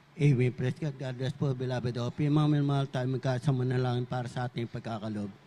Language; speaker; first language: Filipino; native; Filipino